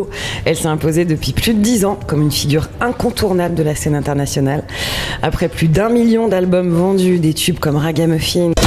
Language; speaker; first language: French; native; French